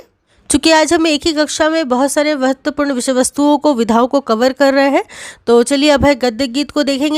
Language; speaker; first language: Hindi; native; Hindi